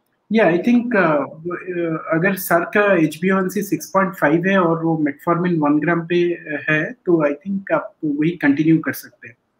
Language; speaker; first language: English; non-native, local second language; Odia